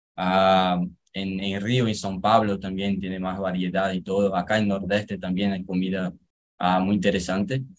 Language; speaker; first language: Spanish; non-native, fluent; Portuguese